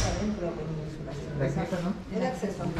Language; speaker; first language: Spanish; non-native, learner; Portuguese